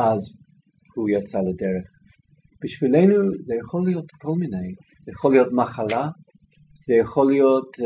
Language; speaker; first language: Hebrew; non-native, fluent; English